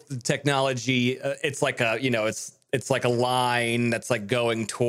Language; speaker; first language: English; native; English